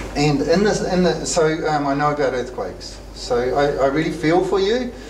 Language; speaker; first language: English; native; English